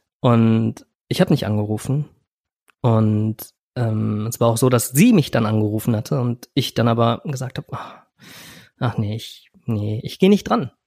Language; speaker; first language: German; native; German